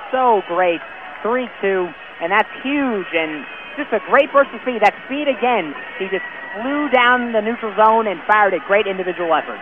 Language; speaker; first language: English; native; English